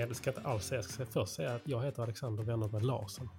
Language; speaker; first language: Swedish; native; Swedish